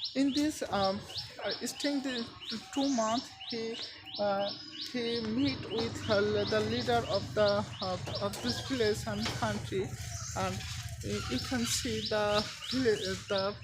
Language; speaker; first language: English; non-native, local second language; Bangla